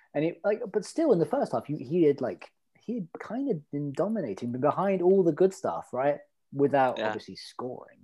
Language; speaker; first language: English; early bilingual, other home language; Norwegian